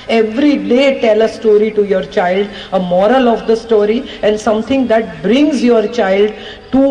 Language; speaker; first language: English; non-native, local second language; Gujarati